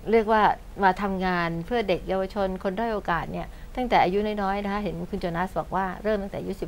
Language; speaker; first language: Thai; native; Thai